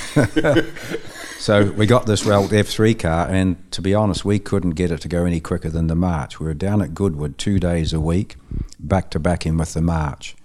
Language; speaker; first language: English; native; English